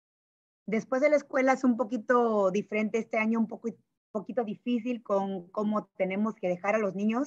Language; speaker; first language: Spanish; early bilingual, heritage; Spanish